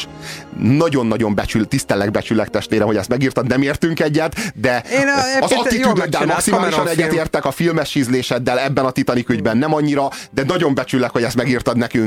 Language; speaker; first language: Hungarian; native; Hungarian